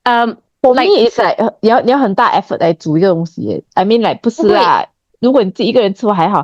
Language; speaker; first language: Chinese; native; Chinese